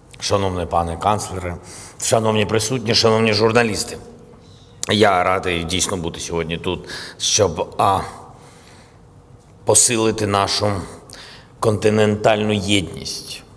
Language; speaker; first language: Ukrainian; non-native, local second language; Russian